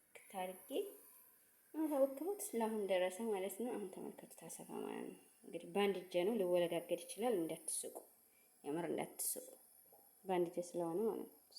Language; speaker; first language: Amharic; native; Amharic